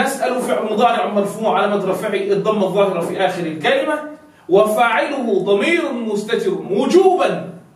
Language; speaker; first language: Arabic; non-native, learner; French